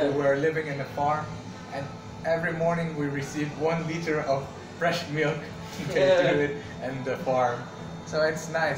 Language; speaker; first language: English; non-native, fluent; French